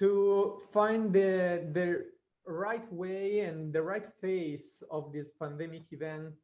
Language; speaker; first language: English; non-native, fluent; Italian